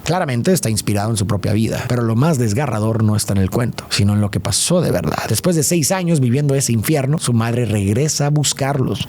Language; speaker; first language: Spanish; native; Spanish